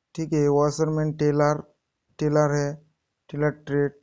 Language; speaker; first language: Hindi; non-native, local second language; Bangla